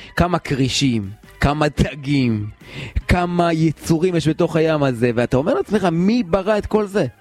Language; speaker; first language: Hebrew; native; Hebrew